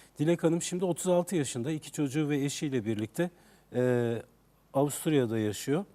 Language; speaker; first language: Turkish; native; Turkish